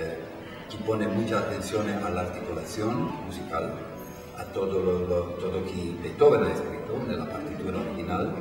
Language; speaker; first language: Spanish; non-native, fluent; Italian